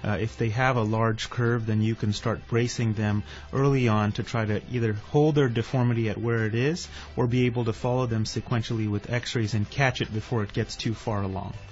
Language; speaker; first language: English; native; English